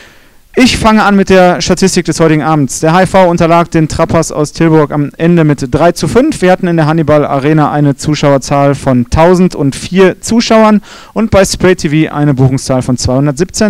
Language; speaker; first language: German; native; German